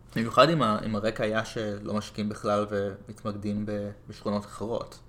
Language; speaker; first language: Hebrew; non-native, fluent; English